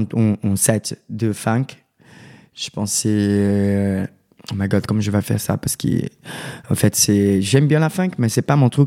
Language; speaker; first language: French; non-native, fluent; Portuguese